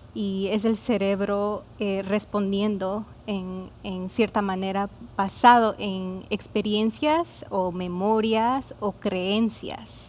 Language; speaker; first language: Spanish; early bilingual, heritage; Spanish